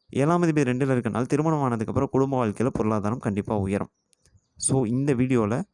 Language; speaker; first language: Tamil; native; Tamil